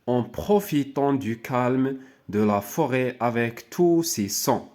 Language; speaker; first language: French; non-native, local second language; Arabic